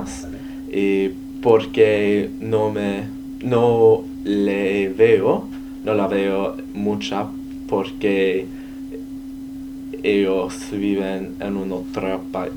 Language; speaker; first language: Spanish; non-native, learner; English